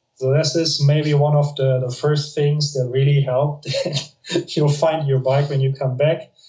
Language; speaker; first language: English; non-native, fluent; German